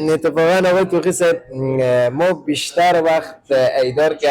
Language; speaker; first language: Persian; native; Persian